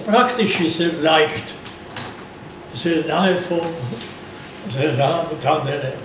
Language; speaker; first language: German; non-native, learner; Georgian